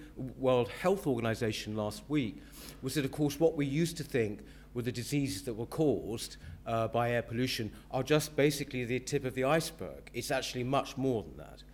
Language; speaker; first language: English; native; English